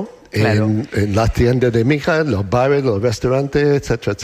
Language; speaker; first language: Spanish; non-native, learner; English